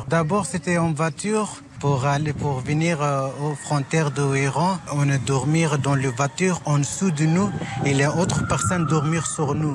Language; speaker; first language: French; non-native, learner; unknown